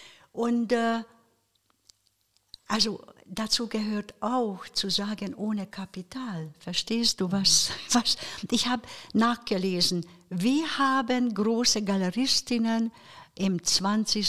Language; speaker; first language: German; non-native, fluent; Hungarian